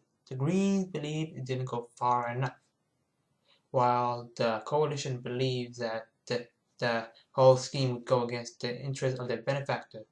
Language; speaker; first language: English; native; English